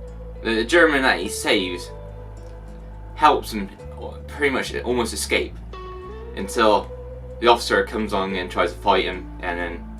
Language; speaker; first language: English; native; English